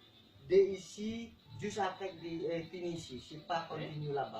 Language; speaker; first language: French; non-native, learner; Indonesian